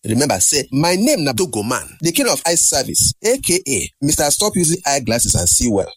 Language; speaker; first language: Nigerian Pidgin; native; Nigerian Pidgin